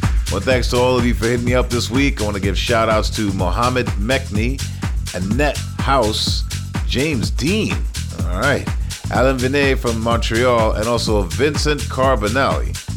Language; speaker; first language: English; native; English